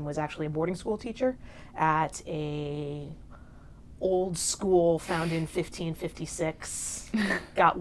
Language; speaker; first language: English; native; English